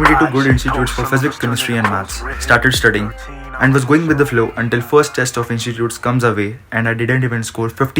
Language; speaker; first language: English; non-native, local second language; Hindi